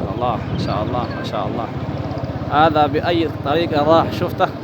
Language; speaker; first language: Arabic; non-native, learner; Oromo